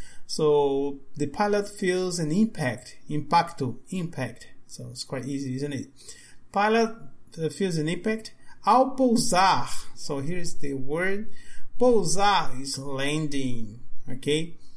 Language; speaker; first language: English; non-native, fluent; Portuguese